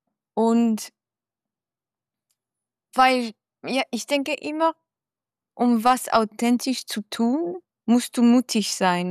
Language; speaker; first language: German; non-native, fluent; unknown